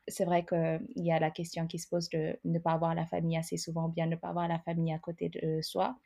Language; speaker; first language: French; non-native, fluent; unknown